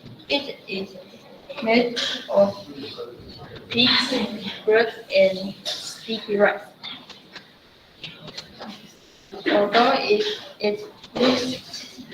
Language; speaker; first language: English; non-native, learner; Chinese